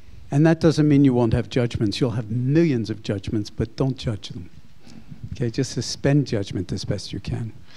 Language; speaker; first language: English; native; English